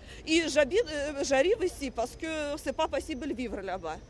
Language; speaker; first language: French; non-native, learner; Russian